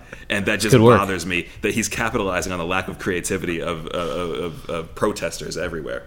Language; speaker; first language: English; native; English